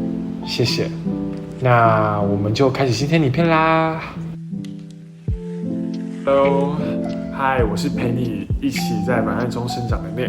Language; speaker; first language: Chinese; native; Chinese